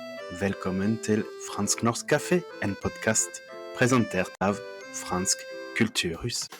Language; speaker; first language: Norwegian; non-native, fluent; French